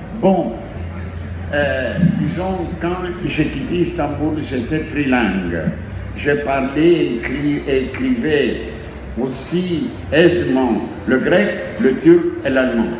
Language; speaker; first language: French; non-native, fluent; Greek